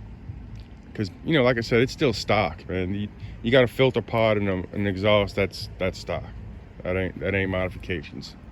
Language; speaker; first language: English; native; English